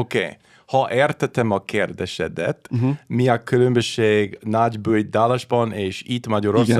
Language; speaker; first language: Hungarian; non-native, learner; English